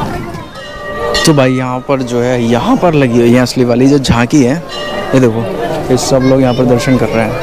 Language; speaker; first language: Hindi; native; Hindi